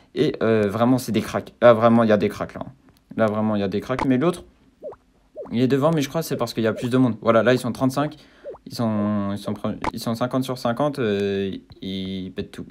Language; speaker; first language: French; native; French